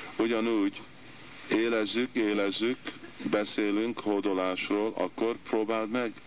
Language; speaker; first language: Hungarian; early bilingual, heritage; Hungarian